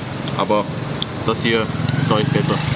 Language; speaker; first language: German; native; German